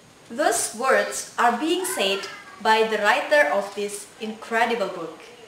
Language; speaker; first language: English; non-native, learner; Indonesian